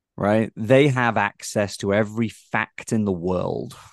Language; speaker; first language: English; native; English